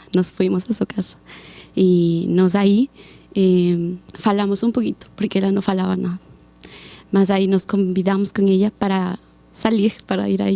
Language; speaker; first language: Portuguese; non-native, learner; Spanish